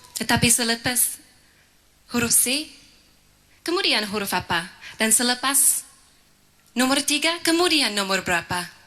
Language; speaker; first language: Malay; non-native, fluent; English